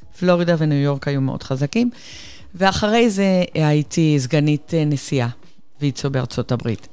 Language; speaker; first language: Hebrew; non-native, fluent; Spanish